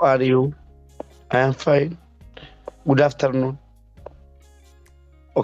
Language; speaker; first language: English; non-native, learner; Oromo